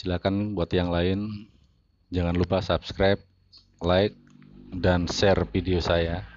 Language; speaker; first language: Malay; non-native, local second language; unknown